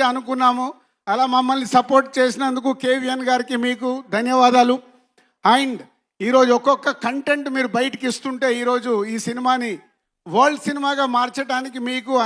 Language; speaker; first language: Telugu; native; Telugu